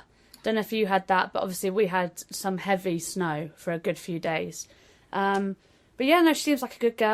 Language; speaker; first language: English; native; English